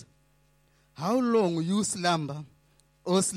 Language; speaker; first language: English; non-native, local second language; Shona